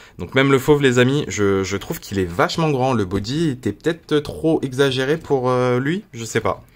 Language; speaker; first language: French; native; French